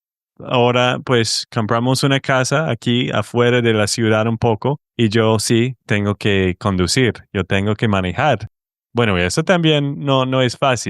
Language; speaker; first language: Spanish; non-native, fluent; English